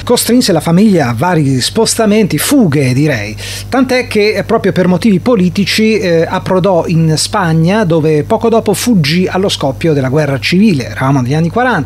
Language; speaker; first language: Italian; native; Italian